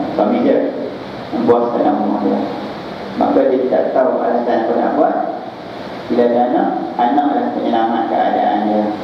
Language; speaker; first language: Malay; native; Malay